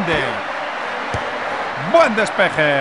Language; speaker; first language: Spanish; native; Spanish